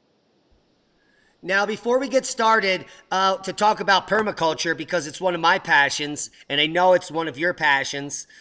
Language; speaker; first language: English; native; English